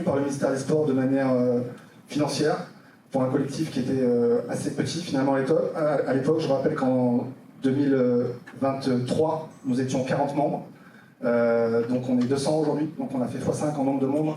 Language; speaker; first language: French; native; French